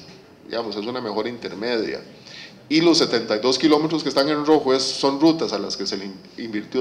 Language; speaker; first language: Spanish; native; Spanish